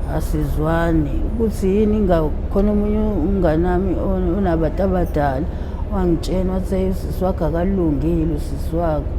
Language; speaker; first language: Zulu; native; Zulu